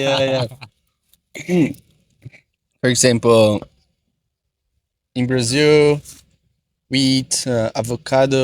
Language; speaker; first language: English; non-native, fluent; Portuguese